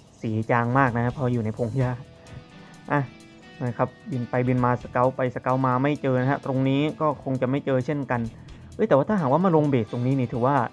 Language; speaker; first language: Thai; native; Thai